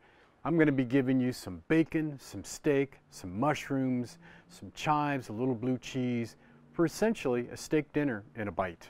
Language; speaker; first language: English; native; English